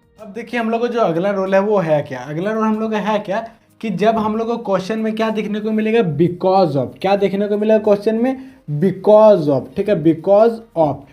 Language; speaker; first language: Hindi; native; Hindi